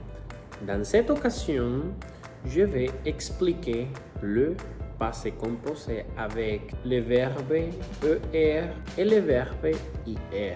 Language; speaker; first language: French; non-native, fluent; Spanish